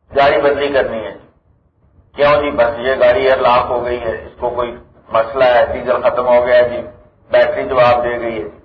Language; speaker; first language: Urdu; non-native, local second language; Punjabi